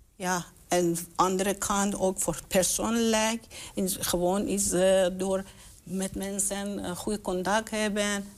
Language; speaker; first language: Dutch; non-native, learner; Persian